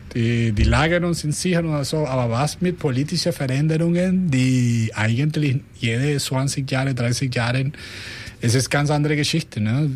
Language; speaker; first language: German; non-native, fluent; Spanish